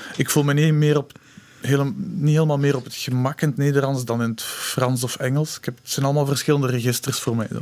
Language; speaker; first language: Dutch; native; Dutch